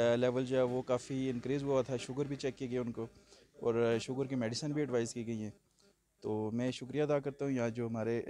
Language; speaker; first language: Urdu; non-native, local second language; Northern Hindko